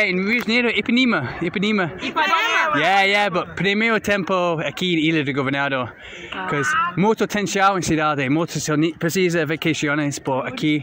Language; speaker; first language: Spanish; non-native, learner; English